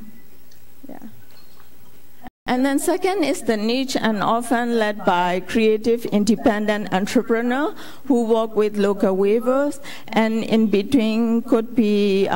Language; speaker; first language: English; non-native, fluent; Burmese